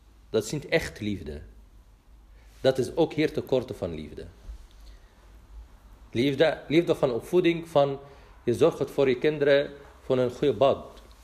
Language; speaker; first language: Dutch; non-native, fluent; Arabic